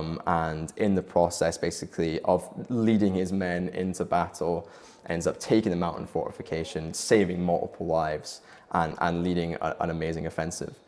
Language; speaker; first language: English; native; English